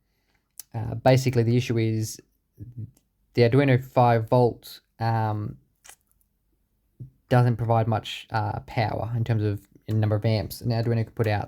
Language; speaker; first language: English; native; English